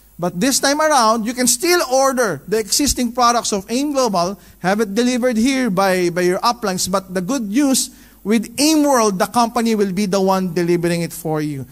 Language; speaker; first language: English; non-native, local second language; Filipino